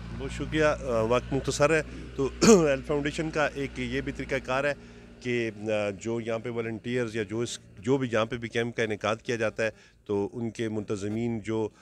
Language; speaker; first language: Urdu; non-native, local second language; Northern Hindko